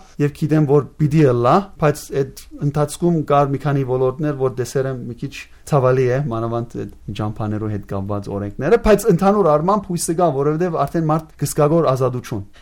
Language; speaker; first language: Armenian; early bilingual, heritage; Armenian